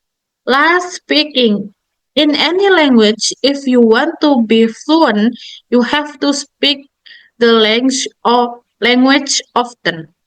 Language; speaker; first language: English; non-native, learner; Indonesian